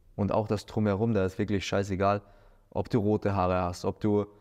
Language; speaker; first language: German; native; German